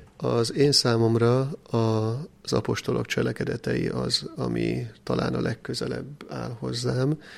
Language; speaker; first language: Hungarian; native; Hungarian